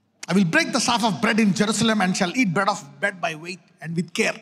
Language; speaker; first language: English; non-native, local second language; Telugu